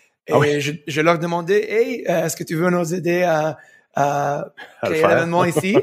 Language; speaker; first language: French; early bilingual, heritage; French